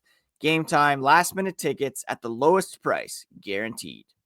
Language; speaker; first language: English; native; English